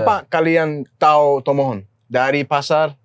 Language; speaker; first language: Indonesian; non-native, learner; Danish